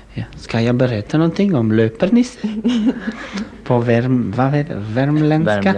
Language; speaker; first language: Swedish; non-native, learner; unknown